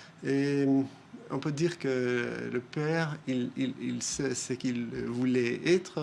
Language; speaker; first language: French; non-native, fluent; Hebrew